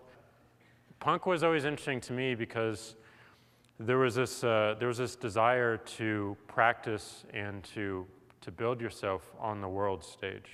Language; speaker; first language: English; native; English